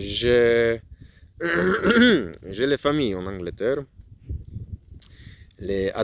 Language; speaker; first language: French; non-native, learner; Polish